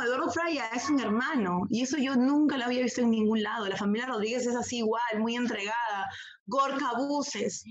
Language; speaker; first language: Spanish; native; Spanish